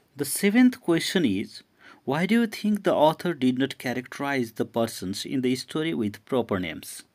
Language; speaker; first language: English; non-native, local second language; Nepali